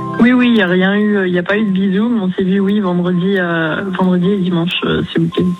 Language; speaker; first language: French; native; French